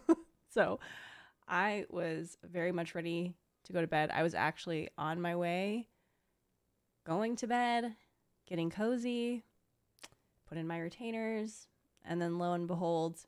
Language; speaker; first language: English; native; English